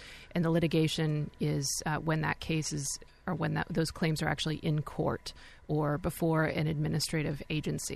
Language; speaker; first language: English; native; English